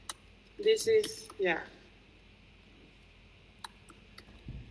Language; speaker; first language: English; non-native, fluent; Indonesian